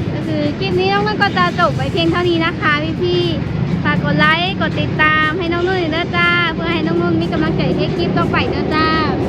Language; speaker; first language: Thai; non-native, fluent; Lao